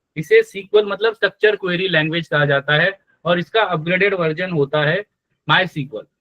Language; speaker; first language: Hindi; non-native, local second language; Marathi